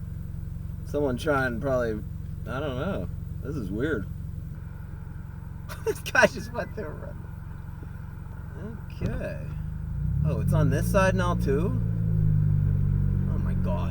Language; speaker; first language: English; native; English